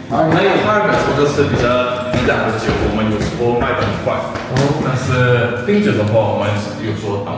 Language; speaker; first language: Chinese; non-native, fluent; Korean